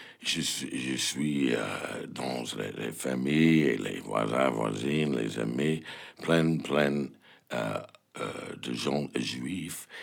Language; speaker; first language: French; non-native, learner; English